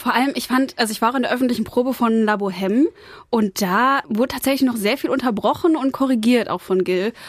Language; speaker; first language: German; native; German